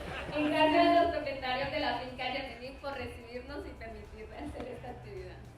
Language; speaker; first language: Spanish; native; Spanish